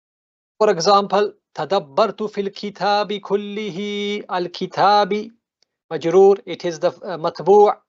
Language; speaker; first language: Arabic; non-native, fluent; English